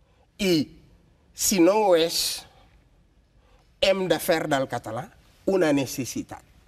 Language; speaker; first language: Catalan; non-native, fluent; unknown